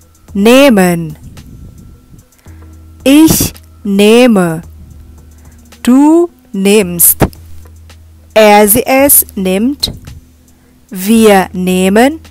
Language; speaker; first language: German; non-native, fluent; Indonesian